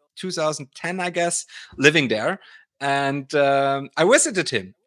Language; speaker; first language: English; non-native, fluent; German